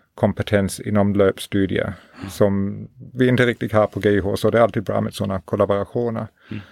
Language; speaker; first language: Swedish; non-native, fluent; English